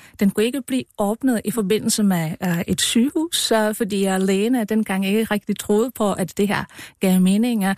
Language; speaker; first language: Danish; non-native, fluent; Czech